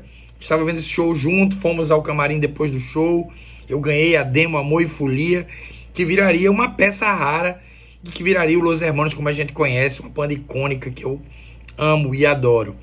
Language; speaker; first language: Portuguese; native; Portuguese